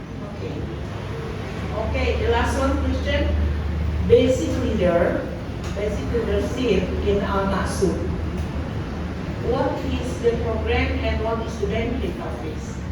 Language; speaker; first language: English; non-native, fluent; Indonesian